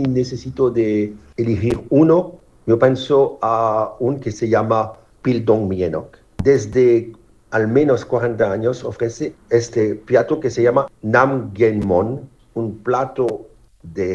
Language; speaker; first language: Spanish; non-native, fluent; French